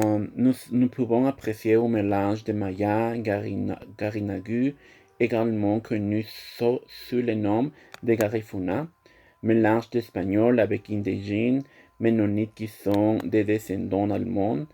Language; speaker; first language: French; non-native, learner; Spanish